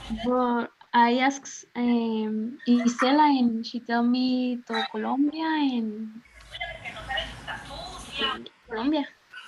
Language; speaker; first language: English; non-native, learner; Spanish